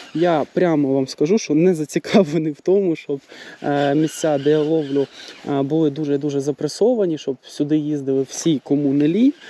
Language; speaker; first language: Ukrainian; native; Ukrainian